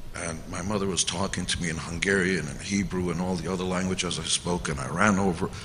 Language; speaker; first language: English; early bilingual, other home language; Hungarian